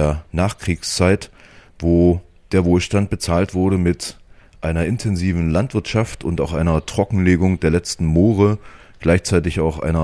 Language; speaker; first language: German; native; German